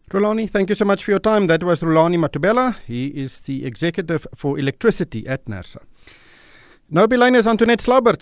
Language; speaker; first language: English; non-native, local second language; Afrikaans